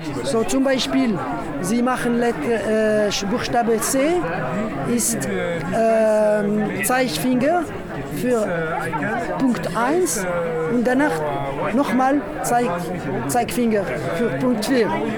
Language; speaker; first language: German; non-native, learner; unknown